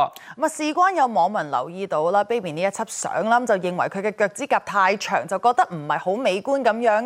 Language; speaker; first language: Chinese; native; Chinese